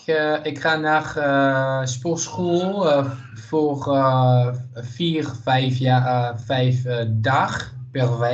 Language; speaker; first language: Dutch; non-native, learner; Portuguese